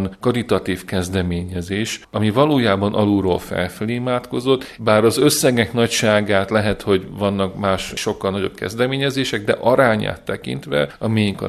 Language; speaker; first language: Hungarian; native; Hungarian